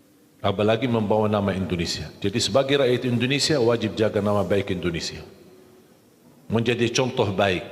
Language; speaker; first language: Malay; non-native, fluent; Arabic